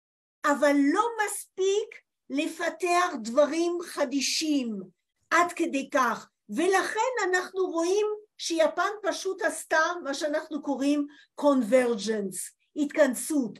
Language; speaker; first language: Hebrew; non-native, fluent; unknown